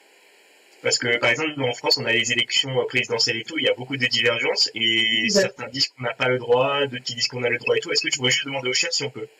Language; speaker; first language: French; native; French